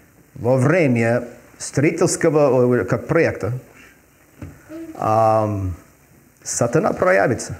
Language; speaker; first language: Russian; non-native, fluent; English